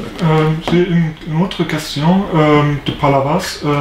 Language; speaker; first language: French; non-native, learner; German